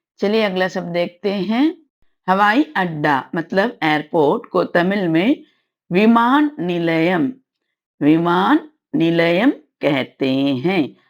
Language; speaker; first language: Hindi; non-native, local second language; Tamil